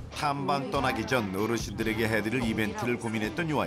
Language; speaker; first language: Korean; native; Korean